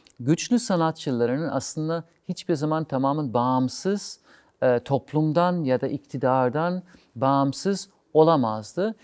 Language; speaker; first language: Turkish; non-native, fluent; German